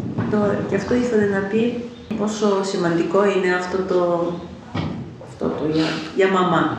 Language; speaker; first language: Greek; non-native, fluent; Ukrainian